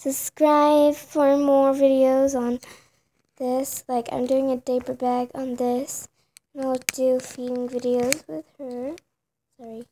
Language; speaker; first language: English; native; English